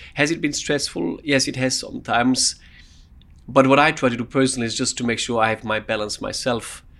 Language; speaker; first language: English; non-native, fluent; German